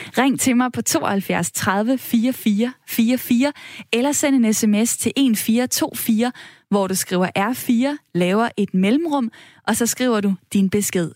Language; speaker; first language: Danish; native; Danish